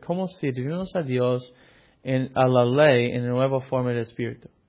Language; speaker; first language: Spanish; non-native, fluent; English